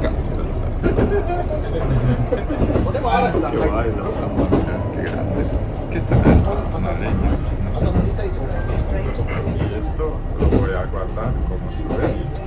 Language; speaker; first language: Spanish; non-native, fluent; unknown